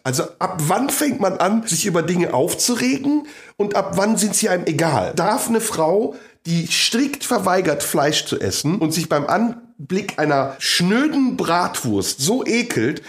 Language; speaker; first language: German; native; German